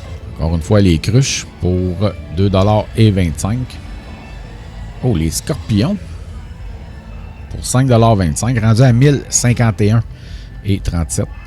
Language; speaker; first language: French; native; French